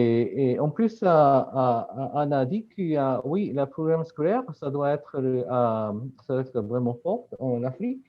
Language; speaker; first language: French; non-native, fluent; Japanese